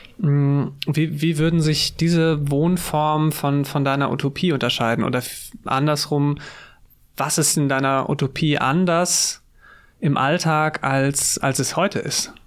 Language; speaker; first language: German; native; German